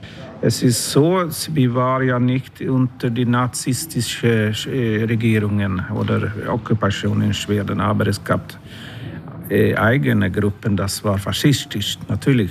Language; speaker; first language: German; non-native, learner; Swedish